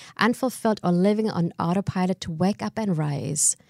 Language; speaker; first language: English; non-native, fluent; German